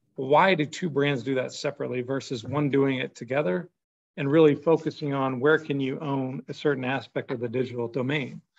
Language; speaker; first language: English; native; English